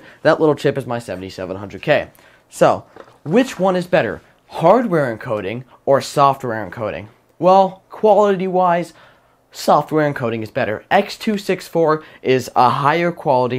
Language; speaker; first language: English; native; English